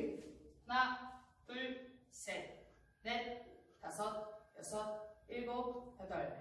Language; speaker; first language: Spanish; non-native, learner; Korean